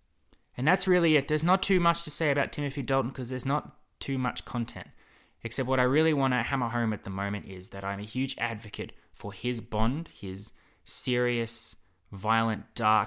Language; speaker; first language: English; native; English